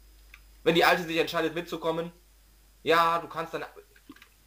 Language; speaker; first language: German; native; German